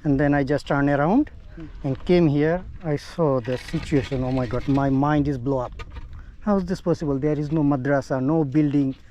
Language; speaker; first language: English; non-native, learner; Bangla